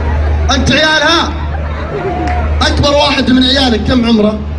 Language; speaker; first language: Arabic; native; Arabic